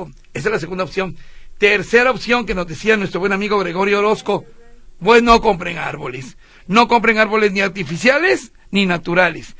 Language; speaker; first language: Spanish; native; Spanish